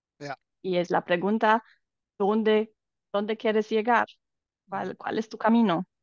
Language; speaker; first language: Spanish; non-native, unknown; Romanian